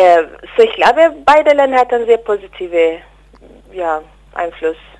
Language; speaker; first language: German; non-native, learner; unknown